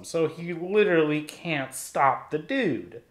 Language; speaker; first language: English; native; English